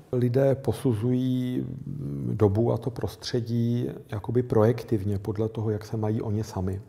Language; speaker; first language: Czech; native; Czech